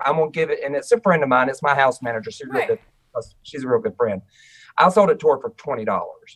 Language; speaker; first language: English; native; English